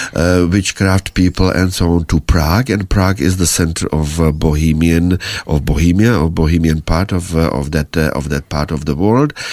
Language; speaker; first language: English; non-native, fluent; Czech